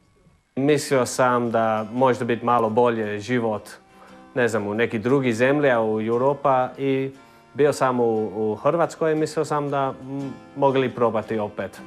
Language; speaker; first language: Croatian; non-native, learner; English